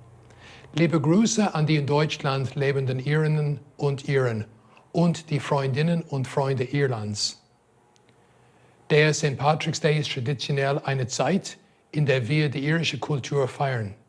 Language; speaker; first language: German; non-native, fluent; English